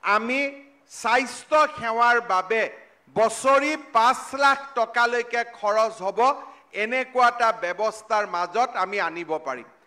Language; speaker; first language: Assamese; native; Assamese